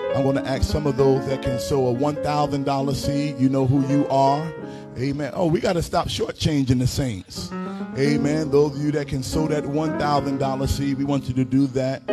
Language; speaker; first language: English; native; English